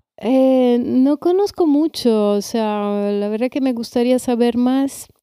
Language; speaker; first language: Spanish; non-native, fluent; Italian